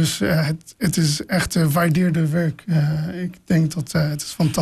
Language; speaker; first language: Dutch; non-native, fluent; English